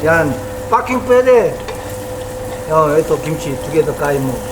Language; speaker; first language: Filipino; non-native, learner; Korean